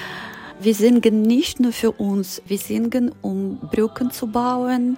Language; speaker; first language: German; non-native, learner; Ukrainian